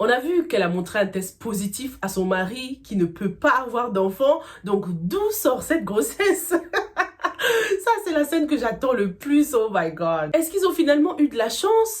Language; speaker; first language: French; native; French